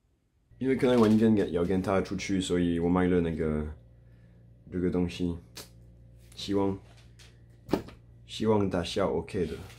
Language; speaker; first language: Chinese; non-native, fluent; French